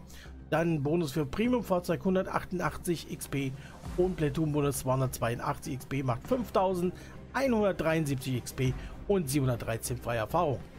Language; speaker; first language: German; native; German